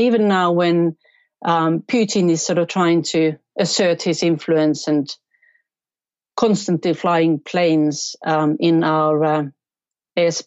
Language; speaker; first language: English; non-native, fluent; Finnish